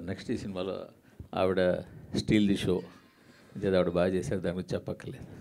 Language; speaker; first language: Telugu; native; Telugu